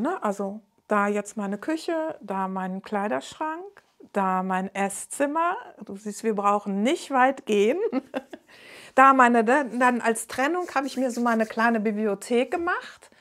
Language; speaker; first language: German; native; German